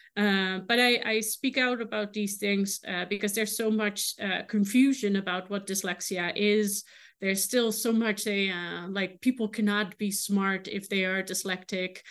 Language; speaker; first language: English; non-native, fluent; Dutch